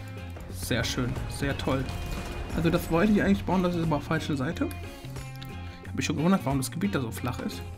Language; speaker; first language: German; native; German